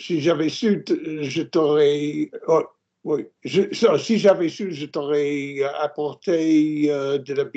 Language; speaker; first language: French; non-native, learner; English